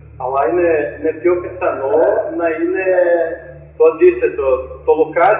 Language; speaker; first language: Greek; non-native, fluent; Portuguese